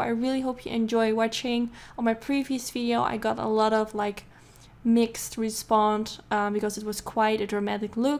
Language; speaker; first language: English; non-native, fluent; Dutch